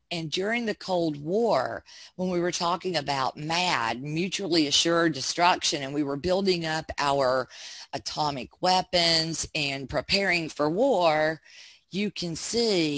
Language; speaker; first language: English; native; English